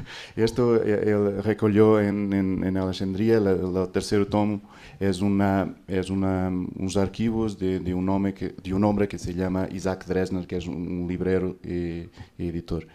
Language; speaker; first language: Spanish; non-native, fluent; Portuguese